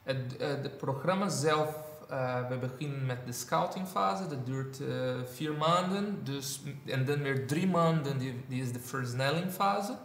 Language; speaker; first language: Dutch; non-native, fluent; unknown